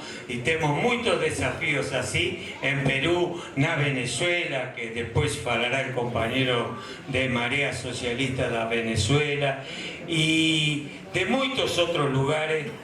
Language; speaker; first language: Portuguese; non-native, fluent; Spanish